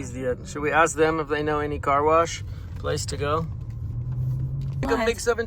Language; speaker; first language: English; native; English